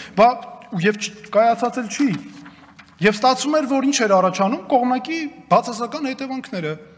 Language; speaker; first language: Armenian; native; Armenian